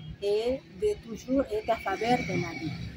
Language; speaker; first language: French; non-native, fluent; Spanish